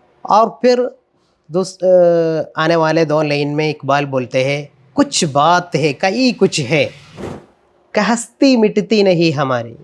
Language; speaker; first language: Hindi; non-native, local second language; Malayalam